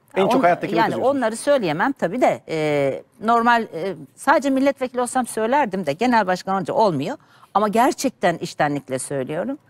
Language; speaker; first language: Turkish; native; Turkish